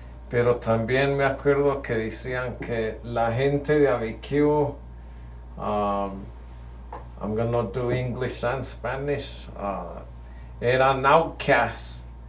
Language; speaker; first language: Spanish; early bilingual, heritage; Spanish